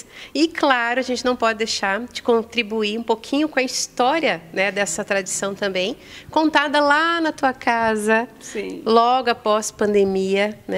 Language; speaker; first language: Portuguese; native; Portuguese